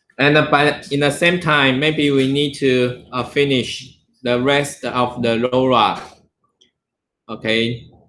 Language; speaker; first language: English; non-native, learner; Chinese